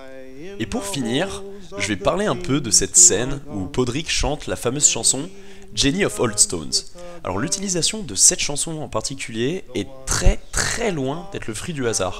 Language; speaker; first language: French; native; French